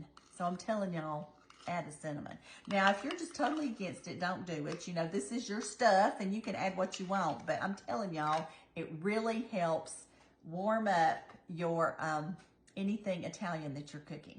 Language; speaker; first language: English; native; English